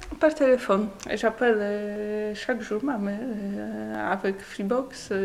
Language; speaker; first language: French; non-native, learner; Polish